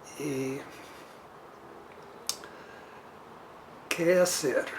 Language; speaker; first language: Spanish; non-native, fluent; English